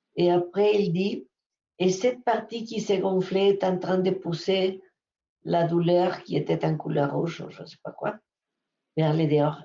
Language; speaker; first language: French; non-native, fluent; Spanish